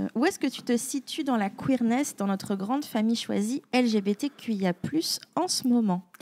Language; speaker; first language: French; native; French